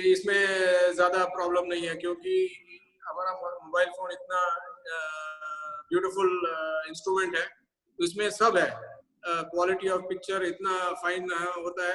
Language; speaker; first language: Hindi; non-native, local second language; Tamil